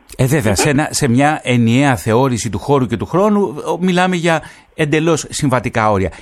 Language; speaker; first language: Greek; native; Greek